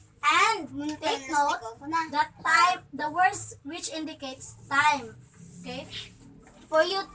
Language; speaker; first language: English; non-native, local second language; Cebuano